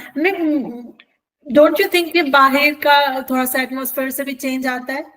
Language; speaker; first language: Urdu; native; Urdu